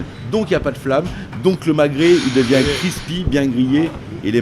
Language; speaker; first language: French; native; French